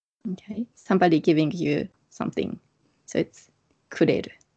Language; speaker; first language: English; non-native, fluent; Japanese